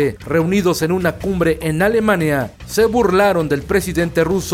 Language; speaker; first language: Spanish; native; Spanish